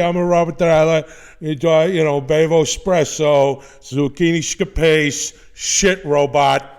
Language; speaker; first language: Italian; non-native, learner; English